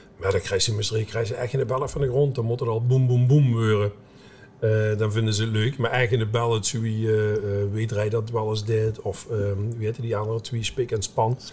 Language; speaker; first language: Dutch; native; Dutch